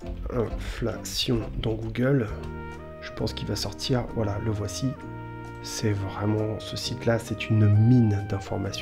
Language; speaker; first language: French; native; French